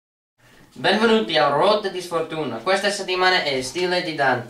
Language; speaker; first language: Italian; non-native, learner; English